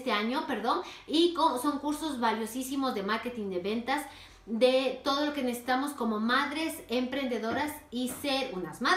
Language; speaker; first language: Spanish; native; Spanish